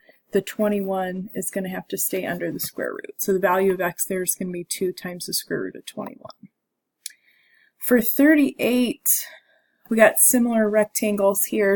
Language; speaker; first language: English; native; English